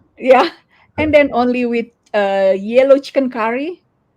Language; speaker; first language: English; non-native, learner; Indonesian